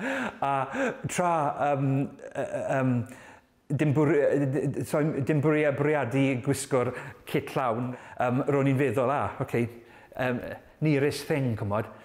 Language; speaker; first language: Welsh; non-native, learner; English